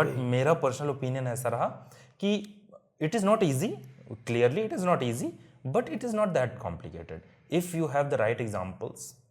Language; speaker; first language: Hindi; native; Hindi